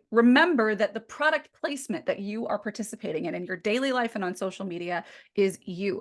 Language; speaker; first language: English; native; English